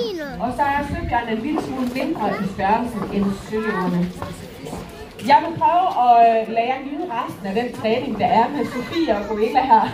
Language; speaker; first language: Danish; native; Danish